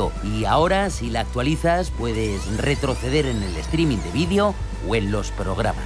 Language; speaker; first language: Spanish; native; Spanish